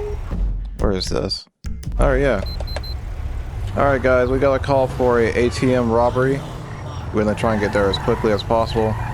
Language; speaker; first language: English; native; English